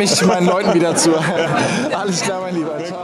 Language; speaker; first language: German; early bilingual, other home language; Turkish